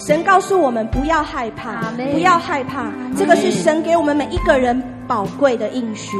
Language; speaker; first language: Chinese; native; Chinese